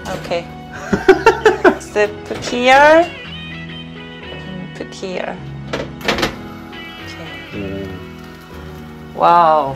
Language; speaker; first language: English; non-native, learner; Korean